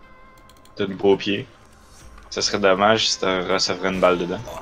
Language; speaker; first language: French; native; French